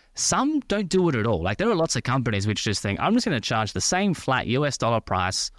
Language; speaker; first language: English; native; English